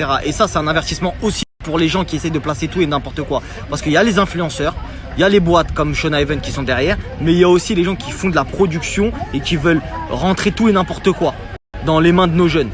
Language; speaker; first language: French; native; French